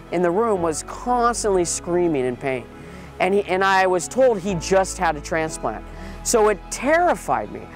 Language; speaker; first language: English; native; English